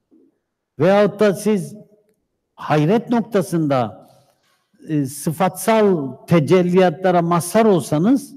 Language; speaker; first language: Turkish; native; Turkish